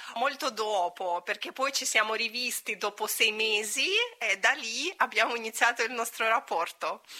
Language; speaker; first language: Italian; non-native, fluent; Latvian